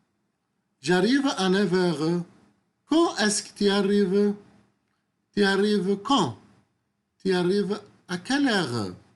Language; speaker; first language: French; non-native, fluent; Arabic